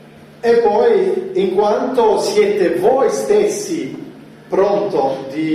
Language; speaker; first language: Italian; non-native, fluent; German